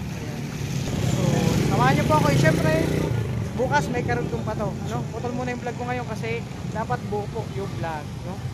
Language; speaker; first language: Filipino; non-native, local second language; Bikol